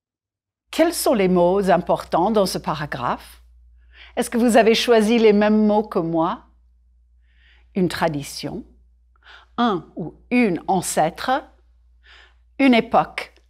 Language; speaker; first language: French; non-native, fluent; English